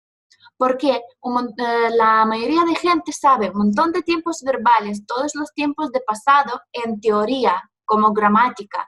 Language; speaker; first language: Spanish; non-native, fluent; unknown